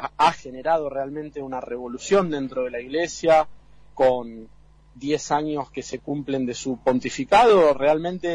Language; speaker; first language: Spanish; native; Spanish